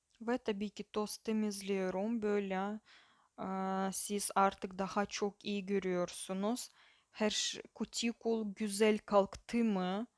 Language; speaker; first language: Turkish; non-native, learner; Russian